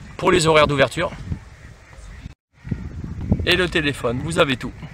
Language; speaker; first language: French; native; French